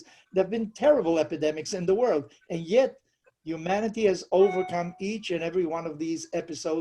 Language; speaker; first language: English; non-native, fluent; Spanish